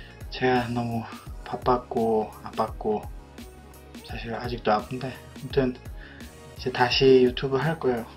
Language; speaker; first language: Korean; non-native, fluent; Polish